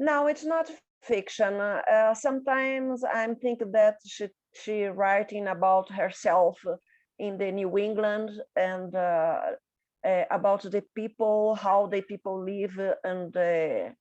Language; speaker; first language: English; non-native, learner; Portuguese